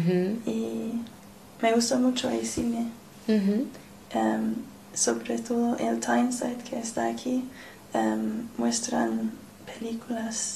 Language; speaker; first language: Spanish; non-native, learner; English